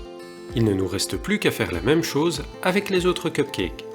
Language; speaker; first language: French; native; French